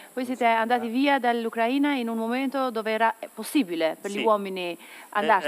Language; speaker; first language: Italian; non-native, fluent; Albanian